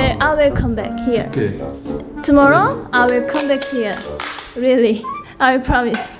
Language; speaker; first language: English; non-native, learner; Korean